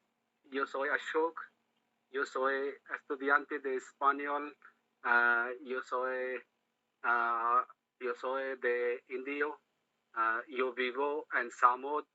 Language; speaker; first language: Spanish; non-native, learner; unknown